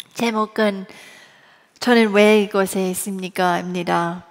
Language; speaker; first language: Korean; early bilingual, other home language; English